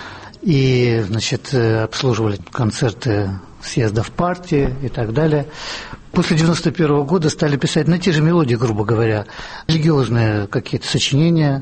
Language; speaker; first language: Russian; native; Russian